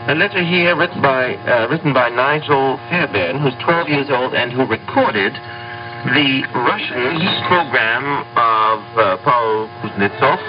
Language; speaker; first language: English; non-native, fluent; Dutch